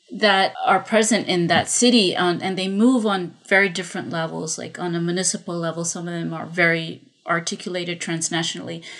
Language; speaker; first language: English; non-native, fluent; Spanish